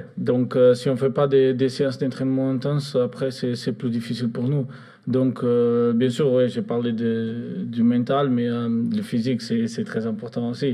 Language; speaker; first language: French; non-native, fluent; Portuguese